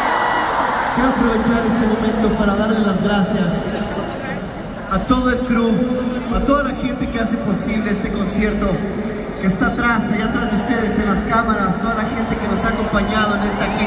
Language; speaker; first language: Spanish; native; Spanish